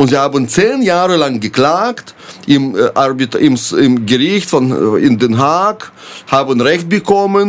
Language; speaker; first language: German; non-native, fluent; Russian